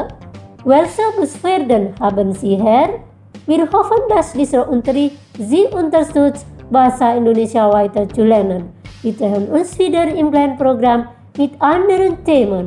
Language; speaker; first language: German; non-native, fluent; Indonesian